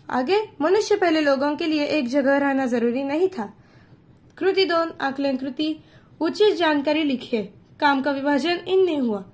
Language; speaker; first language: Hindi; non-native, local second language; Marathi